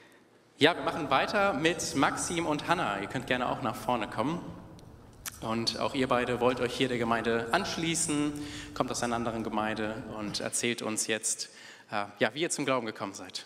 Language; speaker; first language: German; native; German